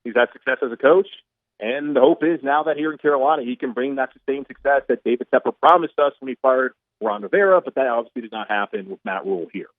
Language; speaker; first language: English; native; English